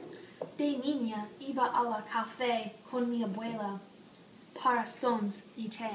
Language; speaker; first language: Spanish; non-native, learner; English